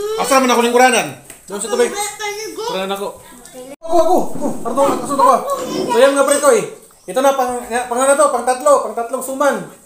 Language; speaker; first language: Filipino; non-native, local second language; Cebuano